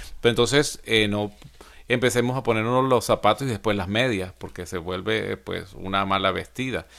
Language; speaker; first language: Spanish; native; Spanish